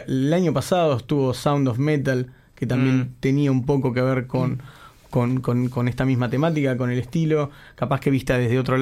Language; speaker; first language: Spanish; native; Spanish